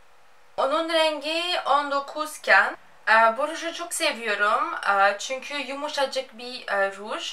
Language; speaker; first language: Turkish; non-native, fluent; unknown